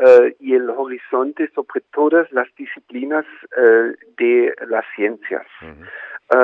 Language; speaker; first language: Spanish; non-native, fluent; German